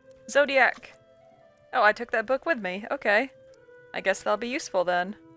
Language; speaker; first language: English; native; English